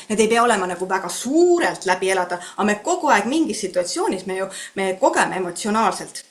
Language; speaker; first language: Estonian; native; Estonian